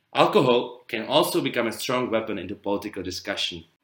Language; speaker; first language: English; non-native, fluent; Czech